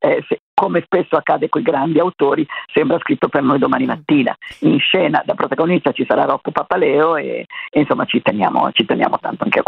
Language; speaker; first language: Italian; native; Italian